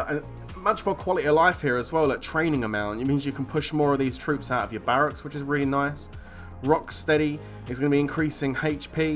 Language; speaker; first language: English; native; English